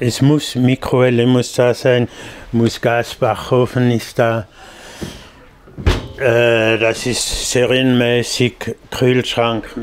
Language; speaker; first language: German; non-native, fluent; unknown